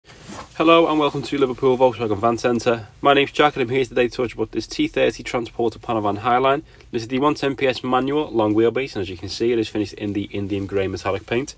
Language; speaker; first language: English; native; English